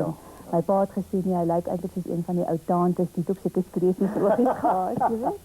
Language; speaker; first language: Afrikaans; native; Afrikaans